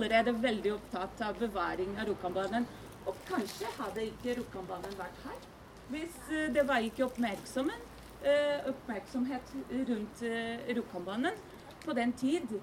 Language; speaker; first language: Norwegian; non-native, fluent; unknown